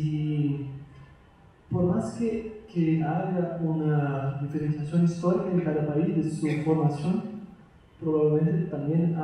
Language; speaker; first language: Spanish; non-native, fluent; Portuguese